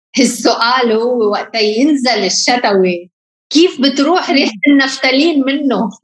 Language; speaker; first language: Arabic; native; Arabic